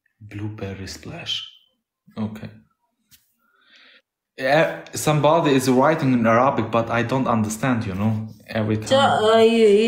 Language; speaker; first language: English; non-native, learner; Albanian